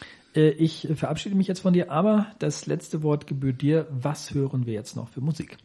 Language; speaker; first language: German; native; German